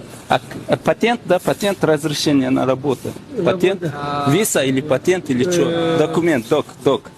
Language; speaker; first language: Russian; non-native, learner; Uzbek